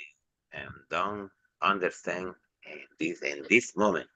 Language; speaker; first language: English; non-native, learner; Spanish